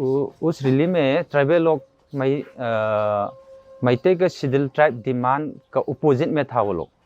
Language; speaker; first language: Hindi; non-native, local second language; Manipuri